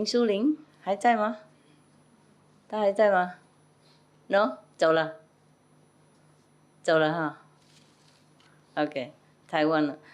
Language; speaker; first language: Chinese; non-native, fluent; Vietnamese